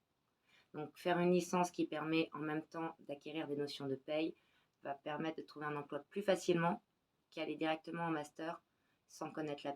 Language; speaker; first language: French; native; French